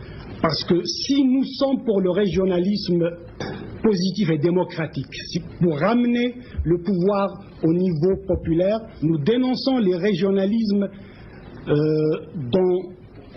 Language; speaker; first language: French; non-native, local second language; Kabyle